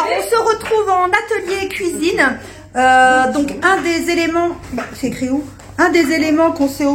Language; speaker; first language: French; native; French